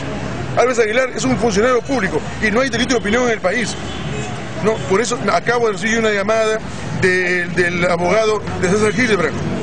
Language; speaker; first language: Spanish; native; Spanish